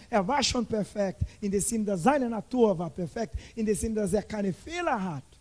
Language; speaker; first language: German; non-native, fluent; Portuguese